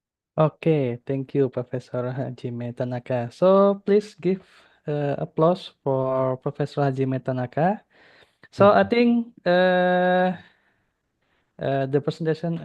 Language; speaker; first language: English; non-native, fluent; Indonesian